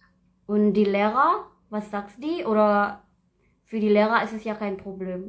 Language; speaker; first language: German; non-native, learner; Indonesian